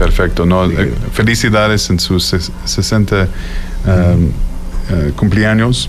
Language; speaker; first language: Spanish; non-native, fluent; English